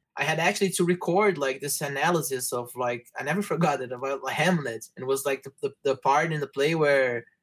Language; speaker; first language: English; non-native, fluent; Portuguese